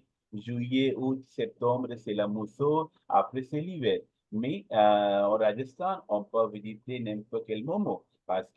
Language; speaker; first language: French; non-native, learner; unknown